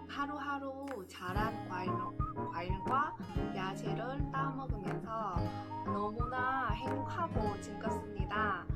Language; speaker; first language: Korean; non-native, learner; Vietnamese